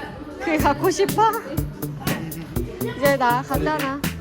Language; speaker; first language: Korean; native; Korean